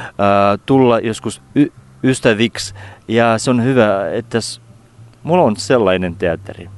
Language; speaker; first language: Finnish; non-native, fluent; Russian